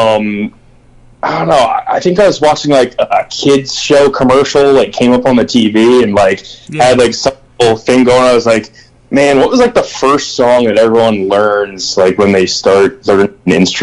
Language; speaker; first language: English; native; English